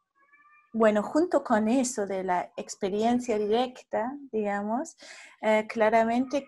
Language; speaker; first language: Spanish; non-native, fluent; German